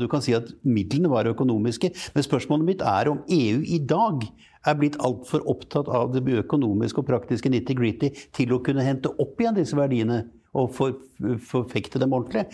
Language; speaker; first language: Norwegian; native; Norwegian